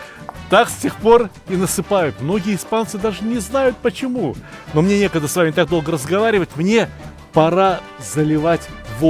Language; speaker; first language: Russian; native; Russian